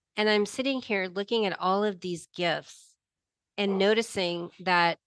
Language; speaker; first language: English; native; English